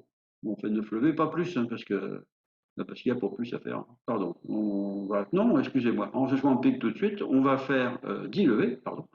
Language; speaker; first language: French; native; French